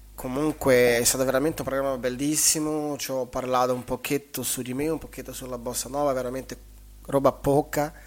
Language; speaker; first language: Italian; non-native, fluent; Portuguese